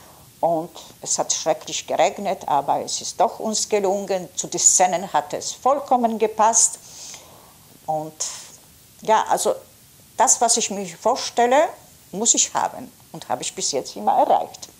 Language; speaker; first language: German; non-native, fluent; Polish